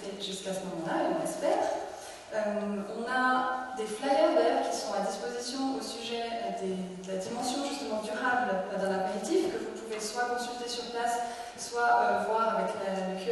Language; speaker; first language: French; native; French